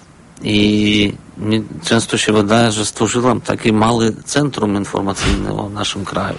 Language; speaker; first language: Polish; non-native, fluent; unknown